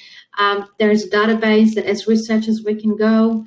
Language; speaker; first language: English; non-native, fluent; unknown